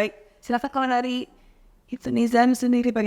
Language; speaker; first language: Indonesian; native; Indonesian